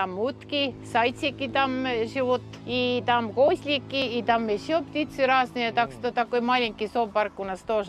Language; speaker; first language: Russian; non-native, local second language; Estonian